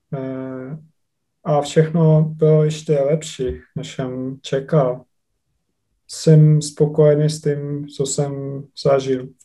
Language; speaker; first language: Czech; non-native, learner; Estonian